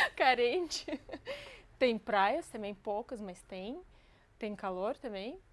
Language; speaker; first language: Portuguese; non-native, fluent; Ukrainian